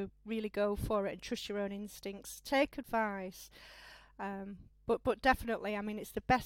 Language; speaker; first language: English; native; English